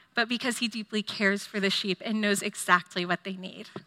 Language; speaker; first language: English; native; English